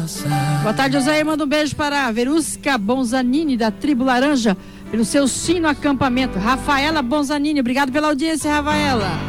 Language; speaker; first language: Portuguese; native; Portuguese